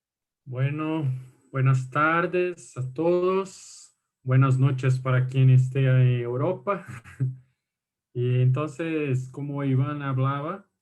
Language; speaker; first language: Spanish; non-native, fluent; Portuguese